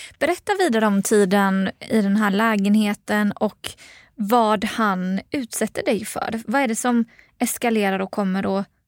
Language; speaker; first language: Swedish; native; Swedish